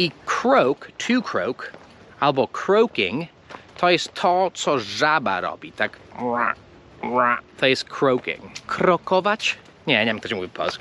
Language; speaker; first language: Polish; non-native, fluent; English